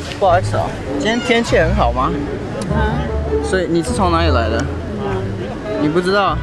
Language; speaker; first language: Chinese; early bilingual, heritage; Chinese